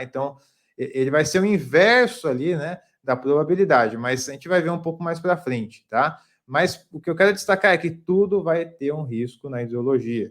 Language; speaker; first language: Portuguese; native; Portuguese